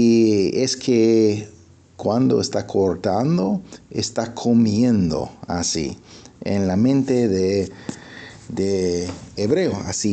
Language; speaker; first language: Spanish; non-native, fluent; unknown